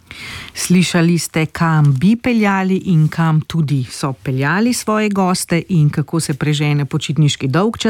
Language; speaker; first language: Slovenian; native; Slovenian